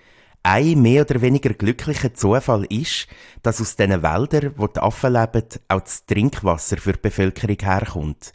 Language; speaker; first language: German; native; German